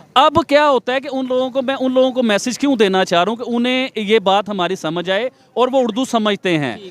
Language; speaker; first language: Urdu; non-native, local second language; Punjabi